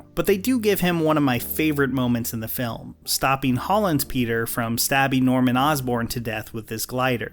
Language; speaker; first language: English; native; English